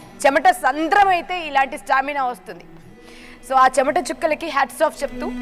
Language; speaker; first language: Telugu; native; Telugu